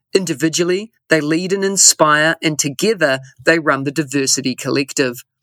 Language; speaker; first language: English; native; English